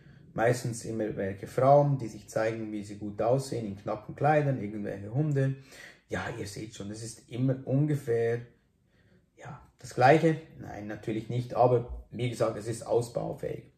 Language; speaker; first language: German; native; German